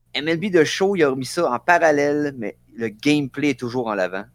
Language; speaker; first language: French; native; French